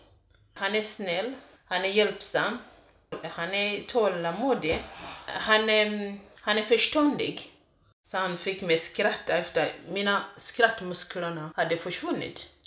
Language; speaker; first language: Swedish; non-native, fluent; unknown